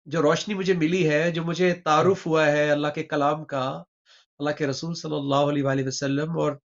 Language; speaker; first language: Urdu; native; Urdu